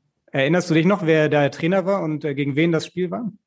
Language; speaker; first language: German; native; German